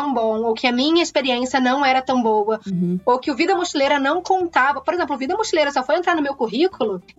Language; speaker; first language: Portuguese; native; Portuguese